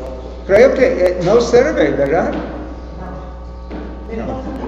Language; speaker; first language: Spanish; non-native, learner; English